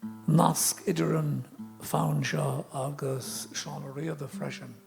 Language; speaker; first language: Irish; non-native, local second language; English